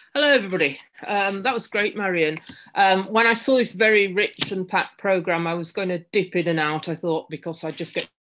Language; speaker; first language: English; native; English